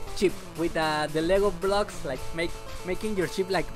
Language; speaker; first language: English; non-native, fluent; Spanish